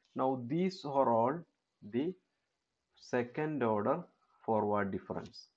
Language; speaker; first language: English; non-native, local second language; Malayalam